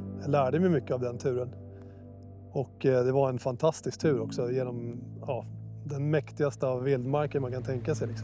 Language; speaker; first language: Swedish; native; Swedish